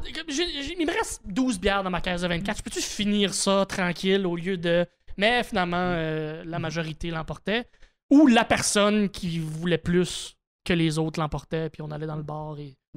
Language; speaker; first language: French; native; French